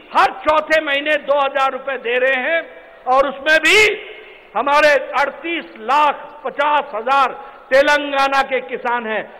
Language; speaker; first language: Hindi; native; Hindi